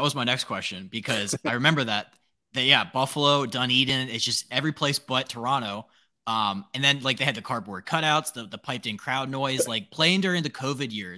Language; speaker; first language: English; native; English